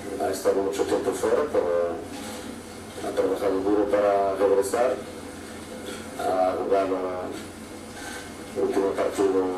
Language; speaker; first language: Spanish; non-native, fluent; Portuguese